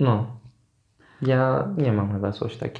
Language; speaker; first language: Polish; non-native, learner; Turkish